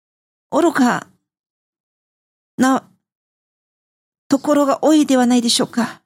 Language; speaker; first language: Japanese; non-native, fluent; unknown